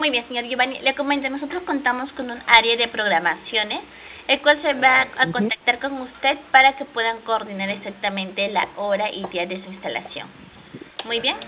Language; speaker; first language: Spanish; native; Spanish